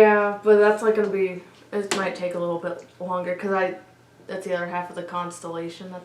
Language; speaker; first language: English; native; English